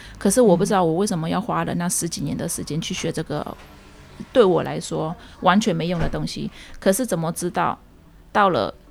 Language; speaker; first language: Chinese; early bilingual, heritage; Chinese